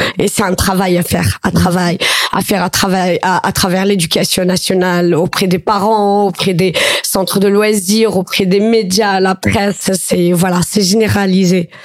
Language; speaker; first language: French; non-native, local second language; Arabic